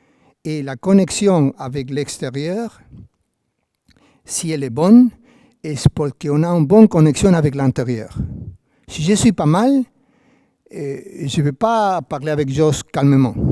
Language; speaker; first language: French; non-native, fluent; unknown